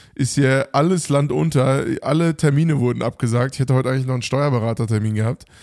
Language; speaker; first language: German; native; German